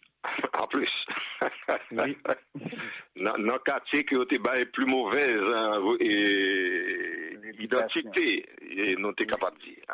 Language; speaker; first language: French; non-native, local second language; Haitian Creole